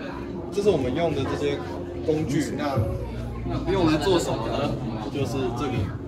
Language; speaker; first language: Chinese; native; Chinese